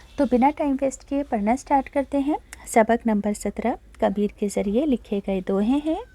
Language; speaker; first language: Hindi; native; Hindi